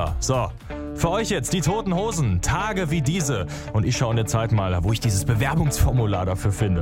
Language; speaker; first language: German; native; German